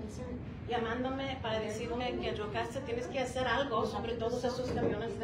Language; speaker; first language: Spanish; early bilingual, heritage; Spanish